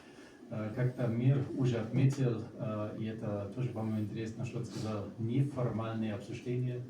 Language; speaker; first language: Russian; non-native, fluent; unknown